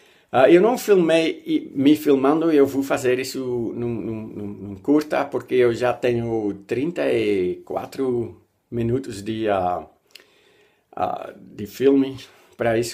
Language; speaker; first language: Portuguese; non-native, learner; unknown